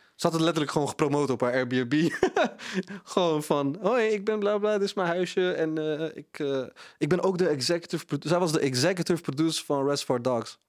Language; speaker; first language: Dutch; early bilingual, other home language; Punjabi